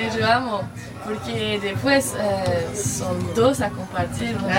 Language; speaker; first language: Spanish; non-native, learner; French